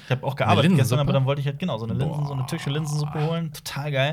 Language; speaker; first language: German; native; German